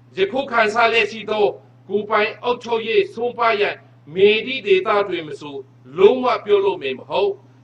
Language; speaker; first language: Burmese; non-native, local second language; Hakha Chin